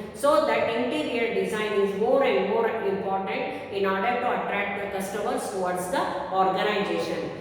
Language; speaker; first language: English; non-native, local second language; Kannada